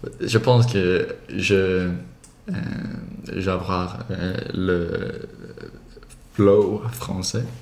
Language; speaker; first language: French; non-native, learner; Swedish